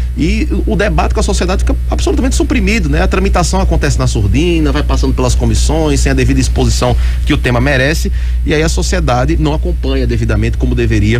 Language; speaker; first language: Portuguese; native; Portuguese